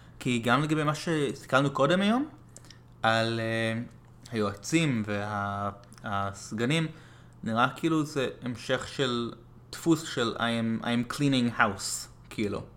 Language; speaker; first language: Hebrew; non-native, fluent; English